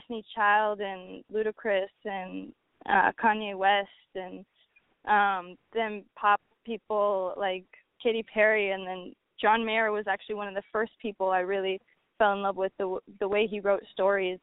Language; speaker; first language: English; native; English